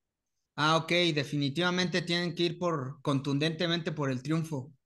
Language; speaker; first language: Spanish; native; Spanish